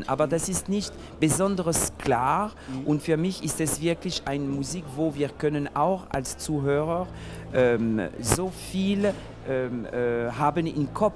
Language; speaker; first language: German; non-native, fluent; French